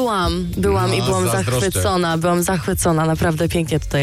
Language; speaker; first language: Polish; early bilingual, heritage; English